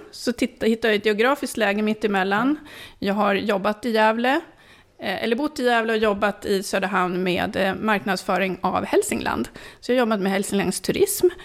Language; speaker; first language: Swedish; early bilingual, other home language; Finnish